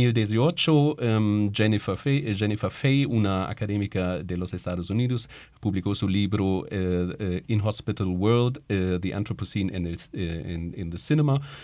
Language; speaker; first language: Spanish; non-native, fluent; German